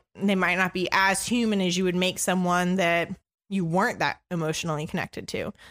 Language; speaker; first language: English; early bilingual, other home language; French